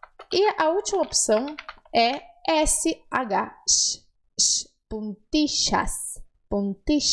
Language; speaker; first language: Spanish; non-native, fluent; Portuguese